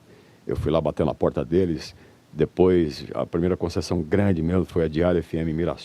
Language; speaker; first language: Portuguese; native; Portuguese